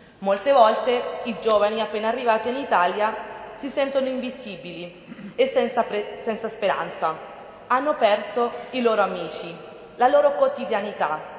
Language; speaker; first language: Italian; non-native, fluent; Spanish